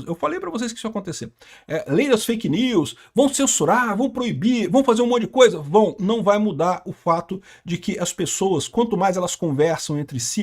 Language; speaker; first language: Portuguese; native; Portuguese